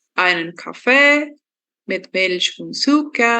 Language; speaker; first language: German; non-native, learner; Spanish